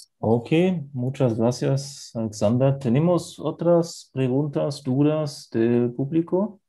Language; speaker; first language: Spanish; non-native, fluent; German